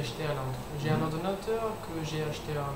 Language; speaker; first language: French; non-native, learner; English